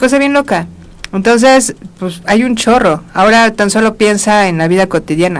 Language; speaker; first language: Spanish; native; Spanish